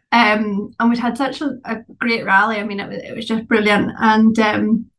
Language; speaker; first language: English; native; English